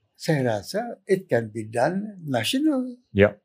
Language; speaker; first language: Indonesian; native; Indonesian